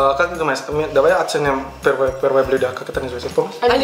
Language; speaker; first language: Russian; non-native, learner; Indonesian